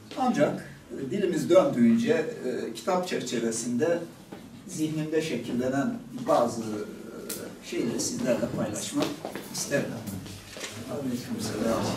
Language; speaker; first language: Turkish; non-native, local second language; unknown